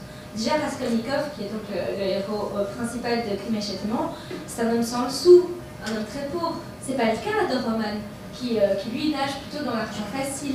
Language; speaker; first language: French; native; French